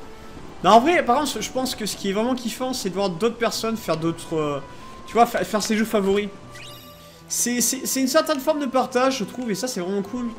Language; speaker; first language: French; native; French